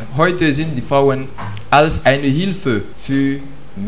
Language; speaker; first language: German; non-native, learner; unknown